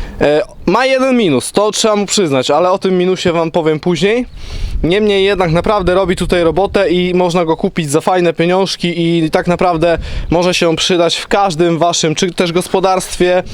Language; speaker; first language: Polish; native; Polish